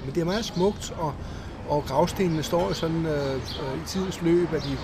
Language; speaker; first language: Danish; native; Danish